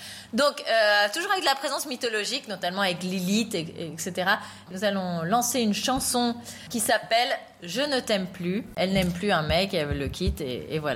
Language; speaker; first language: French; native; French